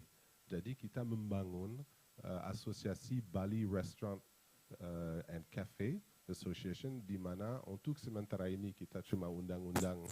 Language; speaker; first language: Indonesian; non-native, fluent; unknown